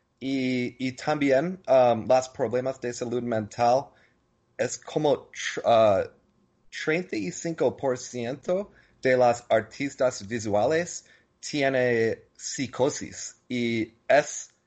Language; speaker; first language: Spanish; non-native, learner; English